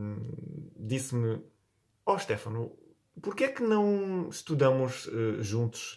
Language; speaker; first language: Portuguese; non-native, fluent; Italian